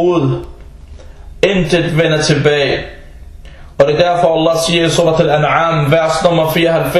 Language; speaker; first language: Danish; early bilingual, other home language; Arabic